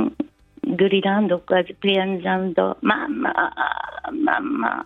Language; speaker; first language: Italian; non-native, fluent; Japanese